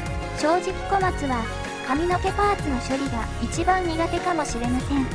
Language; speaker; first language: Japanese; native; Japanese